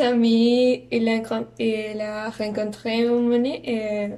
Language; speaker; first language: French; non-native, learner; Spanish